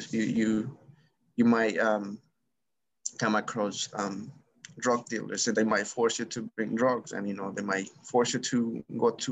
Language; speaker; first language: English; non-native, fluent; Spanish